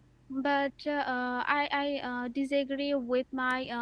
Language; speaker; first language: English; non-native, learner; Bangla